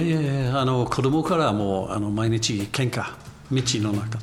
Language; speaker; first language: Japanese; non-native, learner; English